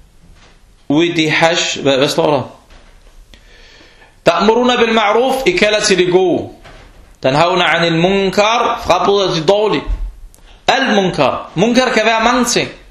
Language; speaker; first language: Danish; early bilingual, other home language; Arabic